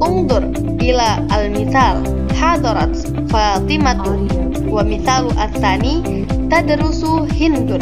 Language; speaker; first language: Arabic; non-native, learner; Indonesian